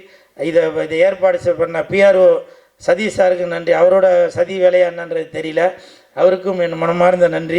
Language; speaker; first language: Tamil; native; Tamil